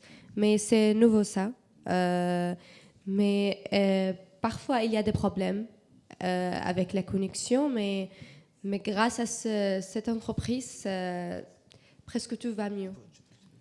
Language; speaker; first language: French; non-native, learner; Arabic